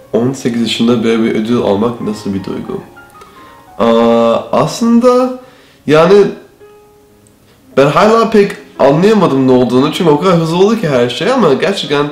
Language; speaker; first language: Turkish; early bilingual, heritage; Turkish